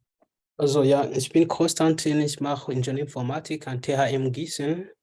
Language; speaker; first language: German; non-native, fluent; French